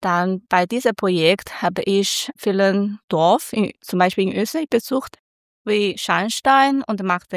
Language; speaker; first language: German; non-native, learner; Chinese